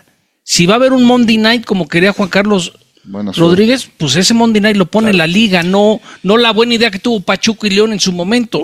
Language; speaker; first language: Spanish; native; Spanish